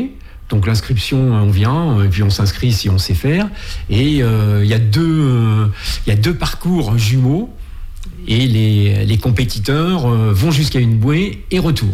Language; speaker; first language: French; native; French